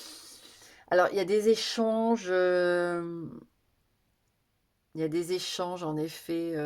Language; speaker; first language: French; native; French